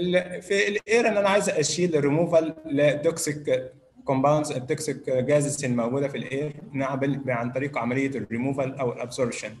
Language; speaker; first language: Arabic; native; Arabic